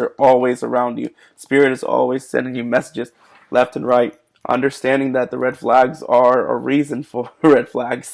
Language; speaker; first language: English; native; English